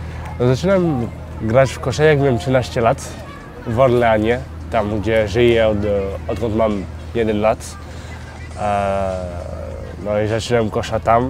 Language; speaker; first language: Polish; early bilingual, heritage; French